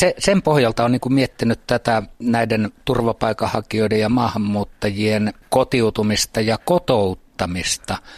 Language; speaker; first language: Finnish; native; Finnish